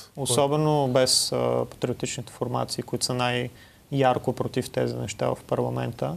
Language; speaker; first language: Bulgarian; native; Bulgarian